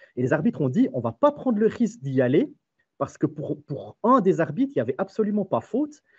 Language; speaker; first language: French; native; French